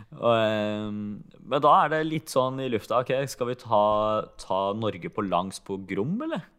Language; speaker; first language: Norwegian; early bilingual, other home language; Hungarian